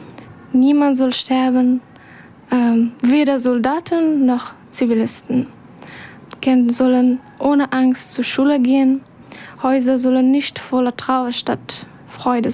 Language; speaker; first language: German; non-native, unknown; Persian